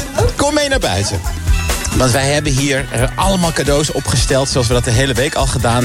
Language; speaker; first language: Dutch; native; Dutch